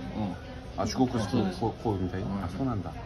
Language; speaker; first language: Japanese; non-native, fluent; Korean